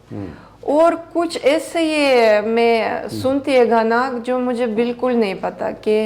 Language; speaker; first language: Hindi; non-native, learner; Greek